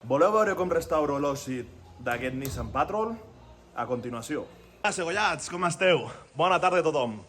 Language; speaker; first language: Catalan; native; Catalan